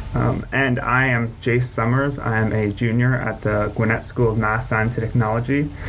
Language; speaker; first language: English; native; English